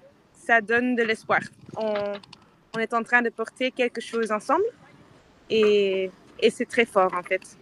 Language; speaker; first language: French; non-native, fluent; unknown